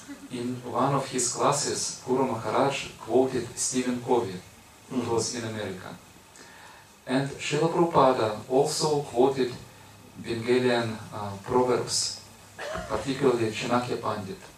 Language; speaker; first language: English; non-native, fluent; Russian